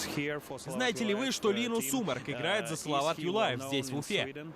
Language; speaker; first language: Russian; native; Russian